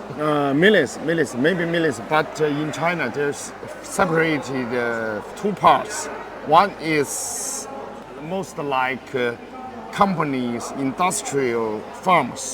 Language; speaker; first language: English; non-native, learner; Chinese